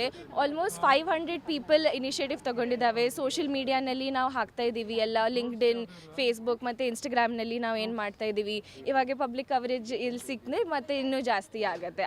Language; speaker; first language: Kannada; non-native, local second language; Hindi